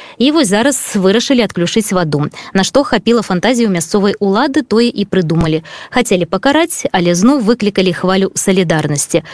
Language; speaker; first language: Belarusian; native; Belarusian